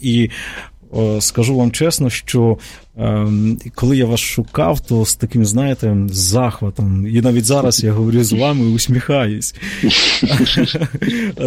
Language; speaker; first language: Ukrainian; native; Ukrainian